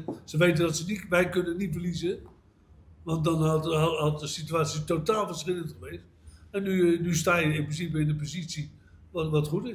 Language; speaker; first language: Dutch; native; Dutch